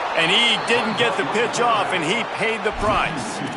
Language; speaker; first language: English; native; English